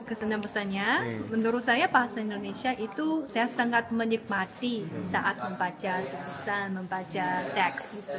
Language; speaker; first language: Indonesian; non-native, fluent; Chinese